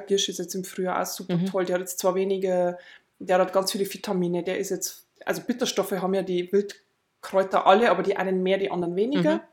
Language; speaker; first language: German; native; German